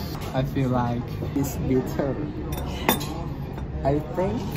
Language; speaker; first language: English; non-native, learner; Thai